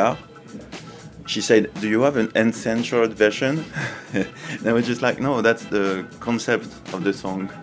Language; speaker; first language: English; non-native, fluent; French